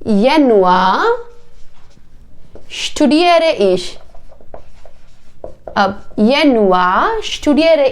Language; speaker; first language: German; non-native, learner; Hindi